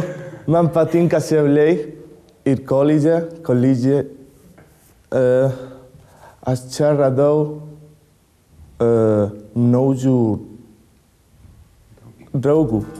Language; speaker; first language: Lithuanian; non-native, learner; Spanish